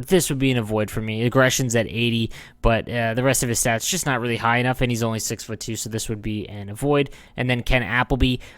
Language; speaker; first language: English; native; English